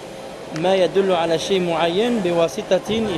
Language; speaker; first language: Arabic; non-native, learner; French